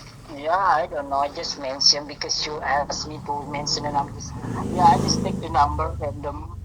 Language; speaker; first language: English; non-native, learner; Indonesian